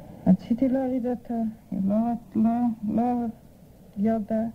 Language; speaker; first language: Hebrew; non-native, fluent; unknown